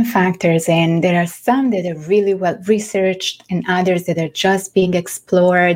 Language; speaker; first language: English; non-native, fluent; Italian